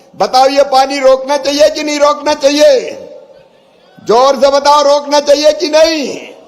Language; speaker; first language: Hindi; native; Hindi